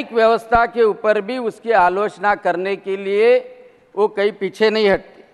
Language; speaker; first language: Hindi; non-native, local second language; Marathi